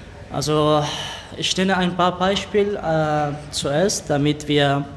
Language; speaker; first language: German; non-native, learner; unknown